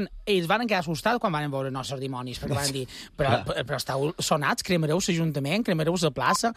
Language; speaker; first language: Catalan; native; Catalan